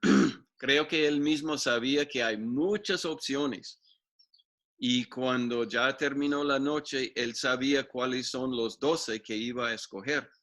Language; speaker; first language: Spanish; non-native, fluent; English